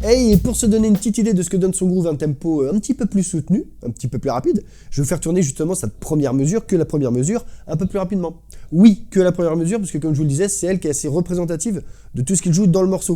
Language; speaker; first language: French; native; French